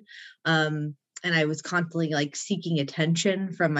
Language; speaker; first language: English; native; English